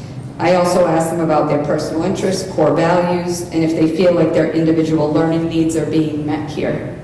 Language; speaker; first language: English; native; English